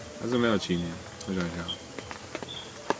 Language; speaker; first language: Chinese; non-native, fluent; English